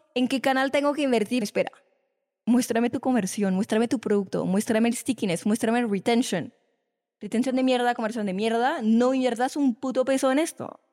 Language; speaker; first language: Spanish; non-native, fluent; French